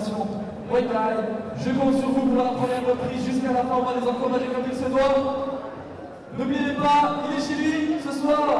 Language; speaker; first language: French; native; French